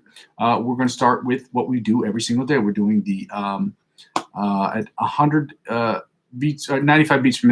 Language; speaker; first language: English; native; English